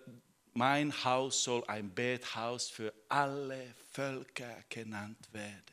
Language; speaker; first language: German; non-native, fluent; Finnish